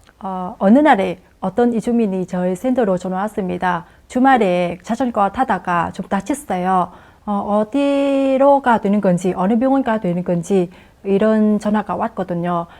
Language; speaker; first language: Korean; non-native, fluent; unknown